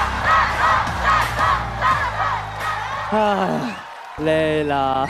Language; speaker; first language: Chinese; non-native, learner; Japanese